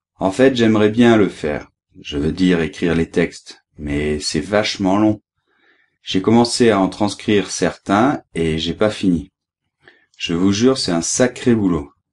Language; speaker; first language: French; native; French